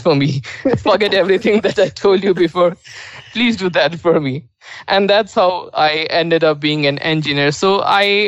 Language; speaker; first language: English; non-native, local second language; Marathi